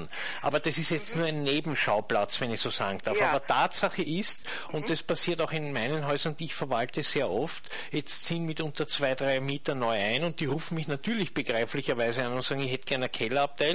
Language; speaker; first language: German; native; German